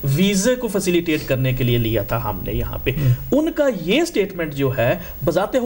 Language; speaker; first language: Urdu; non-native, local second language; Punjabi